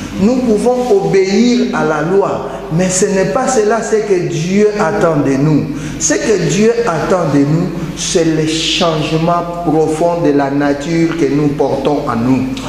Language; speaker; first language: French; non-native, local second language; Lingala